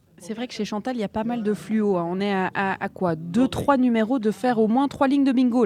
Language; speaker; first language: French; native; French